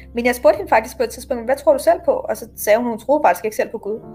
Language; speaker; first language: Danish; native; Danish